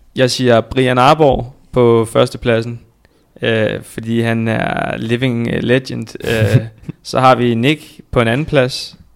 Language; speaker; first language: Danish; native; Danish